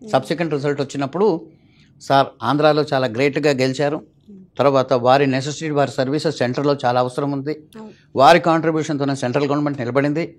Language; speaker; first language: Telugu; non-native, fluent; Malayalam